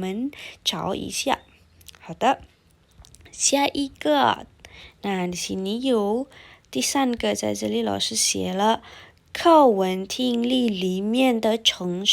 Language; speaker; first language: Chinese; non-native, fluent; Indonesian